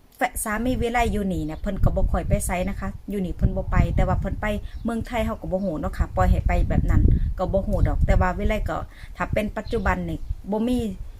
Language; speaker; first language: Thai; native; Thai